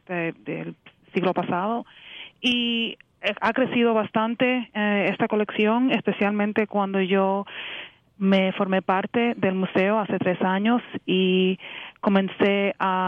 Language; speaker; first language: Spanish; early bilingual, heritage; Spanish